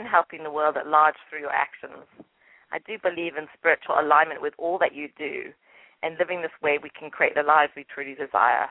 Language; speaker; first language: English; native; English